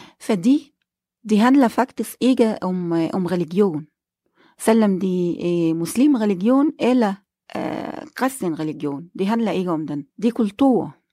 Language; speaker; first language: Danish; non-native, learner; Arabic